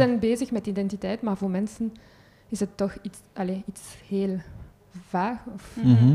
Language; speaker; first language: Dutch; non-native, local second language; French